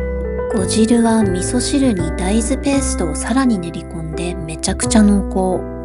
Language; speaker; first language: Japanese; native; Japanese